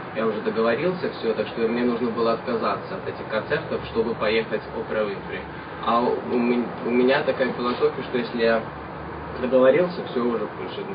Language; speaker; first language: Russian; early bilingual, heritage; Russian